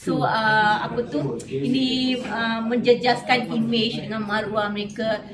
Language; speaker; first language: Malay; non-native, local second language; Tamil